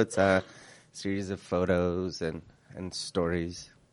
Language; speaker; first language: English; early bilingual, other home language; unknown